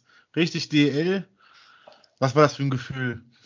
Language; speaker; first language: German; native; German